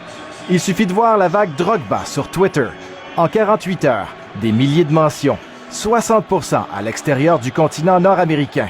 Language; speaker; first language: French; native; French